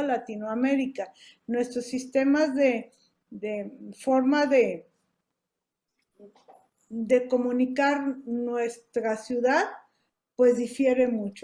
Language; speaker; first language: Spanish; native; Spanish